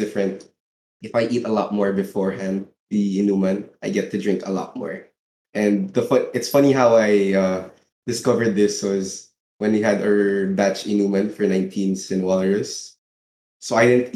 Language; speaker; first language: English; non-native, local second language; Filipino